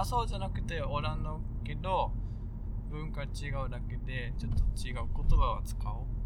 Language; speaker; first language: Japanese; non-native, fluent; Dutch